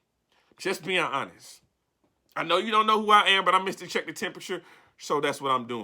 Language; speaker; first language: English; native; English